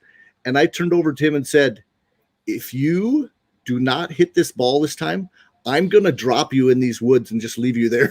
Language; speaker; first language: English; native; English